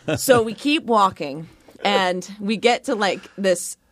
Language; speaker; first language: English; native; English